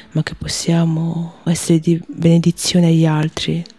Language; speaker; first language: Italian; early bilingual, other home language; Chinese